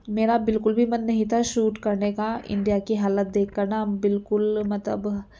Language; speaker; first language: Hindi; native; Hindi